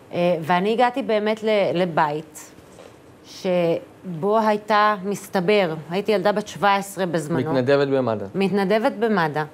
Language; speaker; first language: Hebrew; native; Hebrew